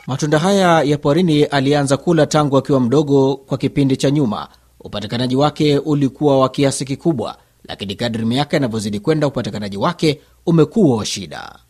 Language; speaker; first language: Swahili; native; Swahili